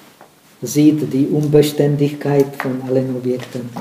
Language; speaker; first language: German; non-native, fluent; Czech